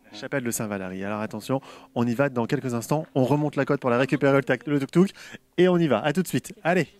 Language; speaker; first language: French; native; French